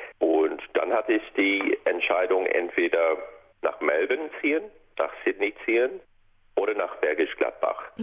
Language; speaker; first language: German; non-native, fluent; English